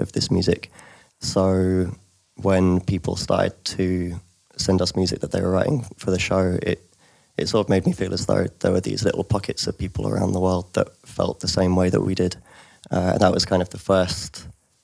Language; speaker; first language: English; native; English